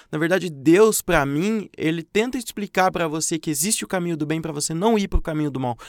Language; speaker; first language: Portuguese; native; Portuguese